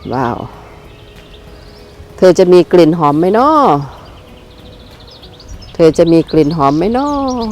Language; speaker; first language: Thai; native; Thai